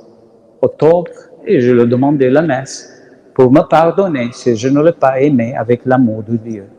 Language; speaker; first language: French; non-native, learner; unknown